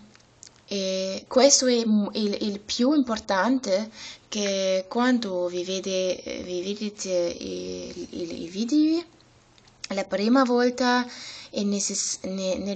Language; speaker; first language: Italian; non-native, learner; German